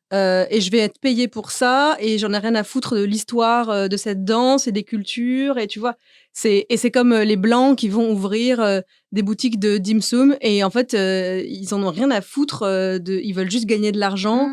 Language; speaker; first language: French; native; French